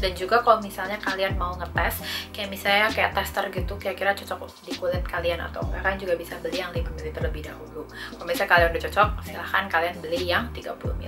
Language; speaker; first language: Indonesian; native; Indonesian